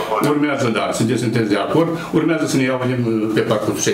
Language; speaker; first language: Romanian; native; Romanian